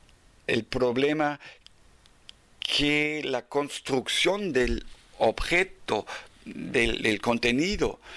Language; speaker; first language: Spanish; non-native, fluent; German